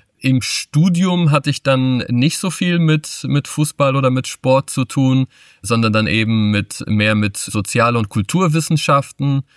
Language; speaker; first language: German; early bilingual, other home language; Portuguese